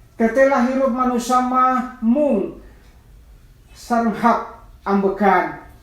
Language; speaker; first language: Sundanese; non-native, local second language; Nias